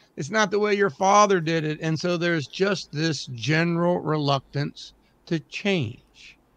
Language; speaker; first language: English; native; English